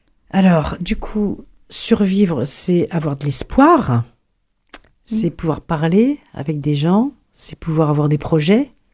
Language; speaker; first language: French; native; French